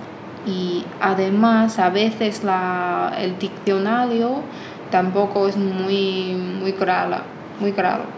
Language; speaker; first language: Spanish; non-native, fluent; Chinese